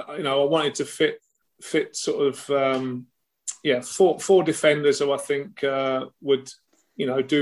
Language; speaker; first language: English; native; English